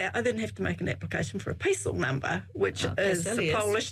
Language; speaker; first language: English; native; English